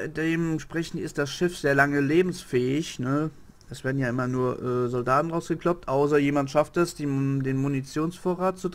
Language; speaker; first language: German; native; German